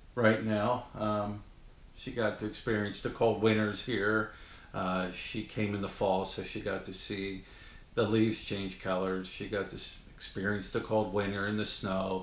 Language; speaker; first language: English; native; English